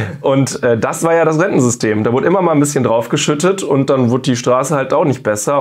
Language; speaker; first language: German; native; German